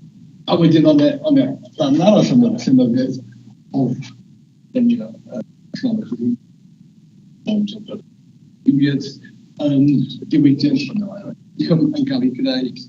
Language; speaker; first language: Welsh; native; Welsh